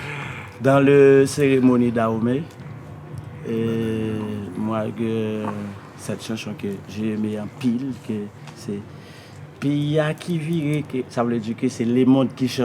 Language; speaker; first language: French; non-native, learner; Haitian Creole